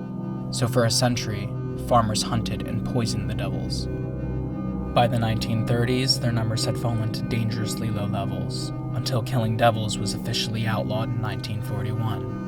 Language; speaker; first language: English; native; English